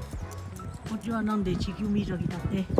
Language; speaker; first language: Japanese; non-native, learner; Chinese